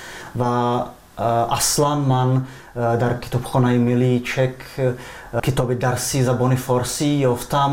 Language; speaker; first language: Persian; non-native, fluent; Czech